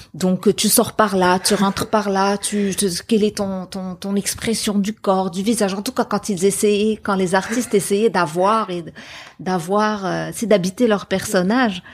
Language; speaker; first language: French; non-native, local second language; Arabic